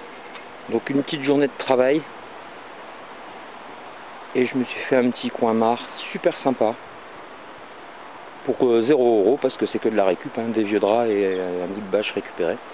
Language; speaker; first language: French; native; French